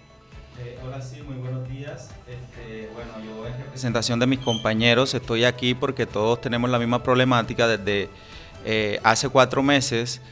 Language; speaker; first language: Spanish; native; Spanish